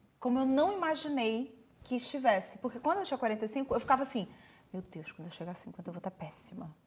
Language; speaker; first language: Portuguese; native; Portuguese